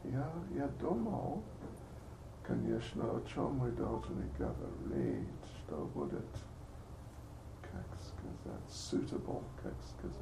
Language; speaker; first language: Russian; non-native, learner; English